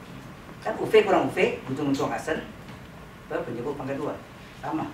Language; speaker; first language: Indonesian; native; Indonesian